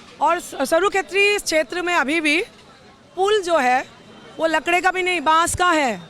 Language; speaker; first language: Hindi; non-native, local second language; Assamese